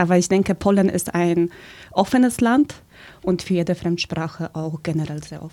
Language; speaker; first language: German; early bilingual, other home language; Polish